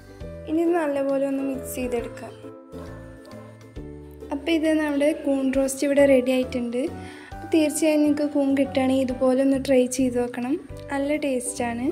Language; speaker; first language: Malayalam; native; Malayalam